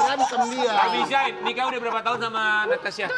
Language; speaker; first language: Indonesian; native; Indonesian